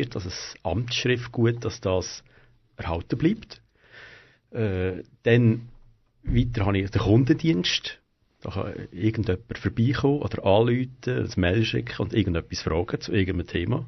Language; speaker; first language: German; native; German